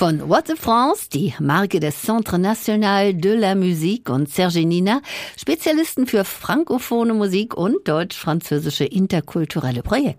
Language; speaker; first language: German; native; German